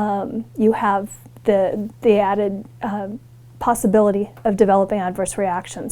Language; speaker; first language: English; native; English